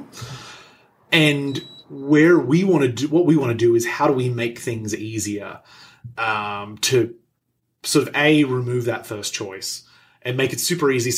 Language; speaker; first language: English; native; English